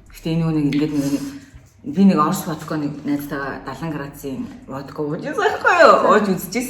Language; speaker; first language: Mongolian; native; Mongolian